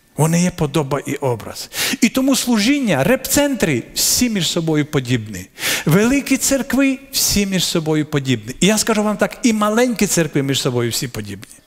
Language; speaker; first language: Ukrainian; non-native, local second language; Russian